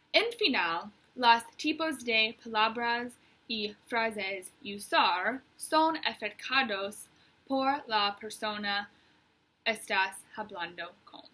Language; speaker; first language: Spanish; non-native, learner; English